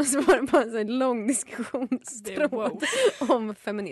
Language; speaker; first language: Swedish; native; Swedish